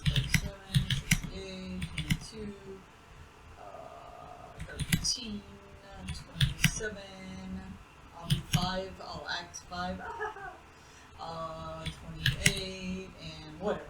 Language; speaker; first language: English; native; English